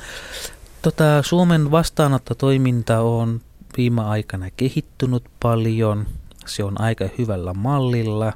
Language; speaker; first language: Finnish; non-native, fluent; Tamil